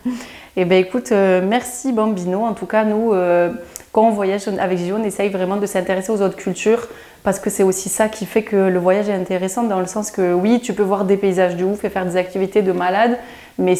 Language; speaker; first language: French; native; French